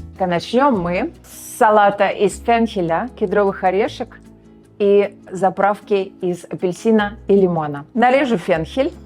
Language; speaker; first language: Russian; native; Russian